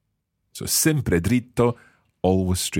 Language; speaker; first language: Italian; non-native, fluent; English